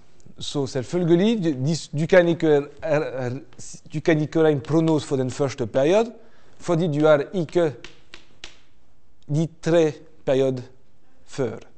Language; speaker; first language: Norwegian; non-native, fluent; French